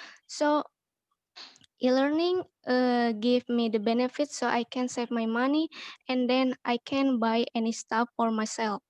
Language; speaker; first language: English; non-native, learner; Indonesian